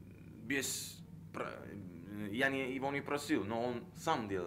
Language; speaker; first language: Russian; non-native, learner; Italian